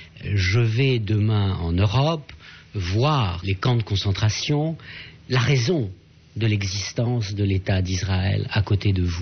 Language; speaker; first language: French; native; French